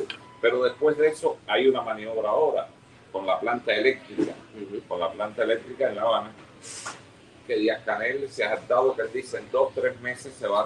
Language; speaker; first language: Spanish; native; Spanish